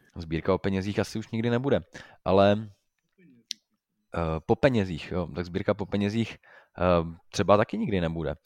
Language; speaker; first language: Czech; native; Czech